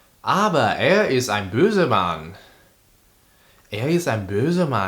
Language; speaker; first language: German; non-native, fluent; Indonesian